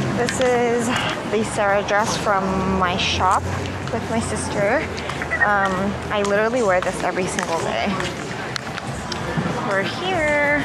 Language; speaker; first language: English; early bilingual, other home language; Korean